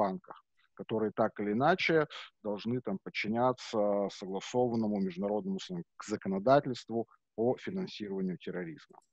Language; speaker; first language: Russian; native; Russian